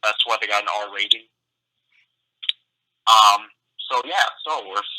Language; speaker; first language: English; native; English